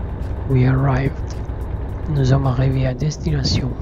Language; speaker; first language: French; non-native, learner; Italian